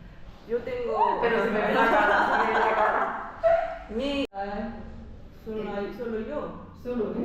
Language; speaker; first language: Spanish; non-native, learner; Korean